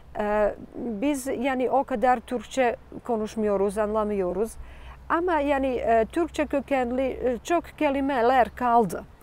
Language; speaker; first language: Turkish; non-native, fluent; Serbian